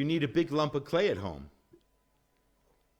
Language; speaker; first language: English; native; English